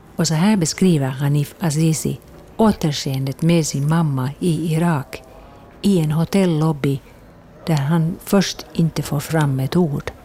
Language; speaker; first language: Swedish; native; Swedish